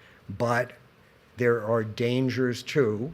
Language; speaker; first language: English; native; English